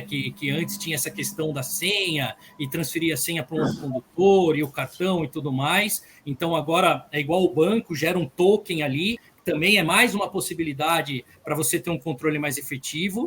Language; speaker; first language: Portuguese; native; Portuguese